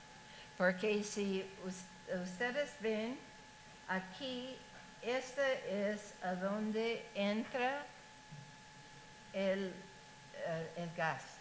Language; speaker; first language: Spanish; non-native, fluent; English